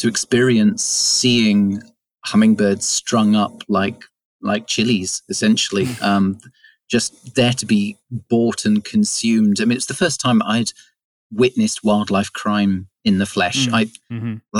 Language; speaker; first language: English; native; English